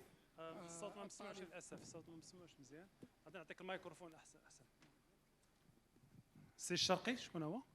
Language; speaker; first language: Arabic; native; Arabic